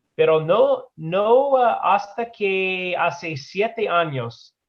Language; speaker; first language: Spanish; non-native, learner; English